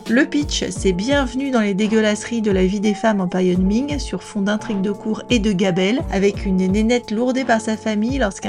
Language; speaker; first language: French; native; French